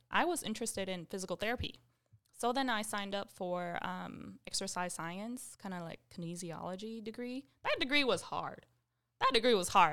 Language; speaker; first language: English; early bilingual, other home language; Vietnamese